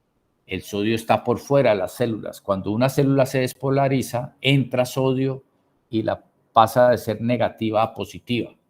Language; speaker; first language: Spanish; native; Spanish